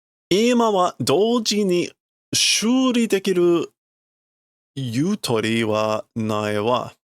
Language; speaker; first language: Japanese; non-native, learner; English